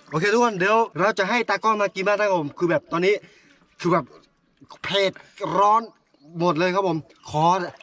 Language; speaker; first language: Thai; non-native, local second language; S'gaw Karen